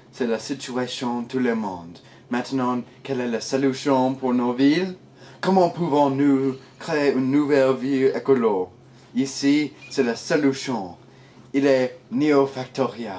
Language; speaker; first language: French; non-native, learner; English